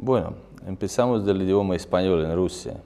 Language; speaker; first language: Spanish; non-native, fluent; Russian